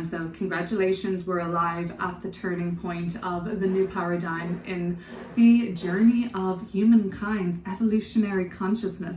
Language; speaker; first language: English; native; English